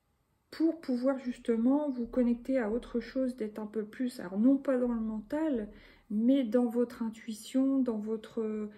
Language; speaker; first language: French; native; French